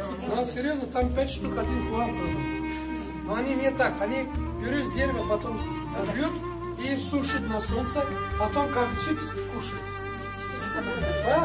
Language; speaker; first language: Russian; non-native, learner; Turkish